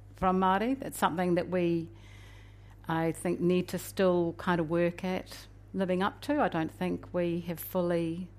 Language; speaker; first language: English; native; English